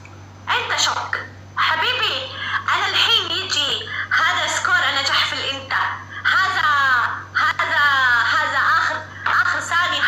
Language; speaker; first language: Arabic; non-native, learner; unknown